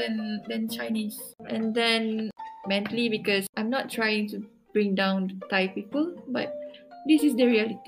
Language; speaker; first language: English; non-native, local second language; Malay